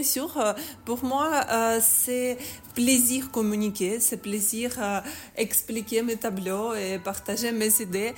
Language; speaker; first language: French; non-native, learner; Ukrainian